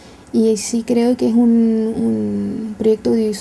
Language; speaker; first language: Spanish; native; Spanish